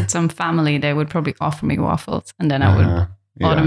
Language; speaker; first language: English; non-native, fluent; Norwegian